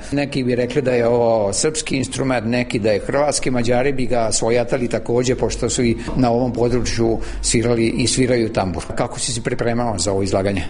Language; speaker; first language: Serbian; early bilingual, heritage; Serbian